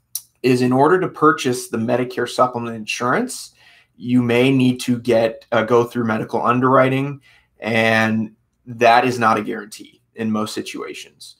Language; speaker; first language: English; native; English